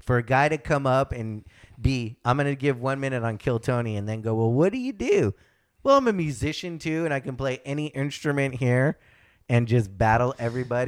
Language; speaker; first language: English; early bilingual, other home language; German